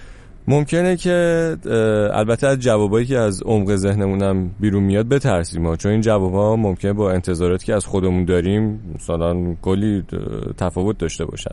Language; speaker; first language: Persian; native; Persian